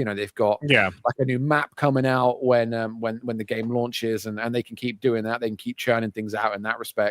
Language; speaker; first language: English; native; English